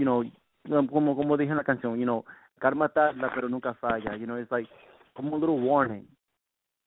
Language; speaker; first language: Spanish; early bilingual, heritage; Spanish